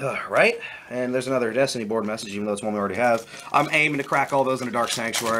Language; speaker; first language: English; native; English